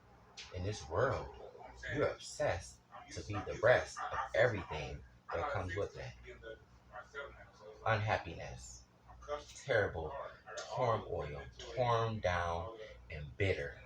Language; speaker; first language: English; native; English